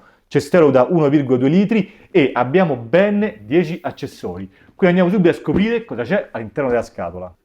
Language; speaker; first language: Italian; native; Italian